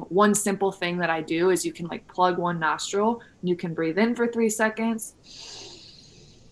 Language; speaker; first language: English; native; English